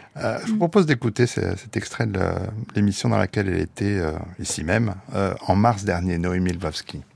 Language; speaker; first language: French; native; French